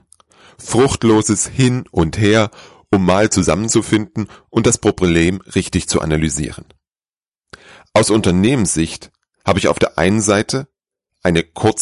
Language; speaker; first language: German; native; German